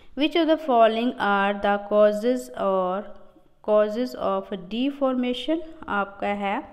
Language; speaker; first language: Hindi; non-native, local second language; Punjabi